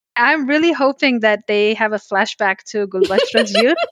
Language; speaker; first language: English; early bilingual, other home language; Pashto